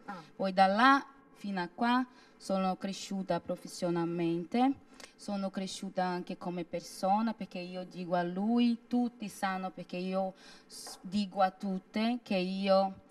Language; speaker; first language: Italian; non-native, fluent; Portuguese